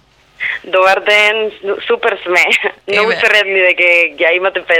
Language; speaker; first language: Macedonian; non-native, learner; Spanish